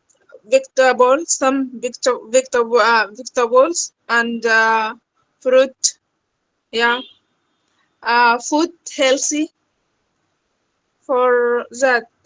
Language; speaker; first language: English; non-native, learner; Arabic